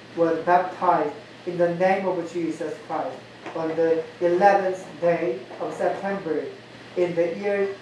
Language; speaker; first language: English; non-native, learner; Korean